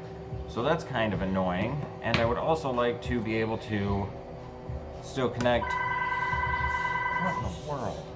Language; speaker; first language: English; native; English